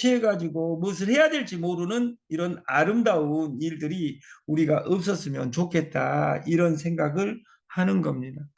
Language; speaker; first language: Korean; native; Korean